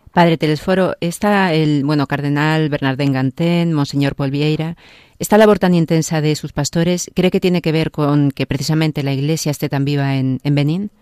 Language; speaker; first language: Spanish; native; Spanish